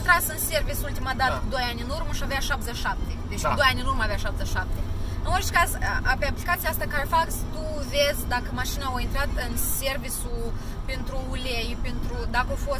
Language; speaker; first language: Romanian; native; Romanian